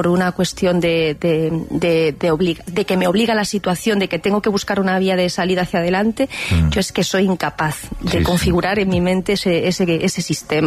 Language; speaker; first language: Spanish; native; Spanish